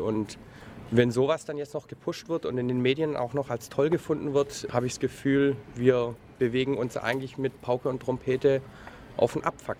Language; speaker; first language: German; native; German